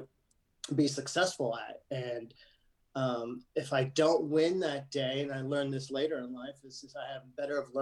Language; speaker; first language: English; early bilingual, other home language; Arabic